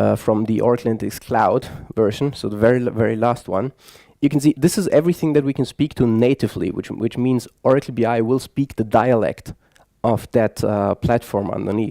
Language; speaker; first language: English; non-native, fluent; German